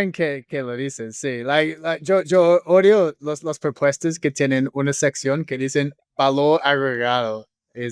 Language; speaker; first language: Spanish; non-native, fluent; English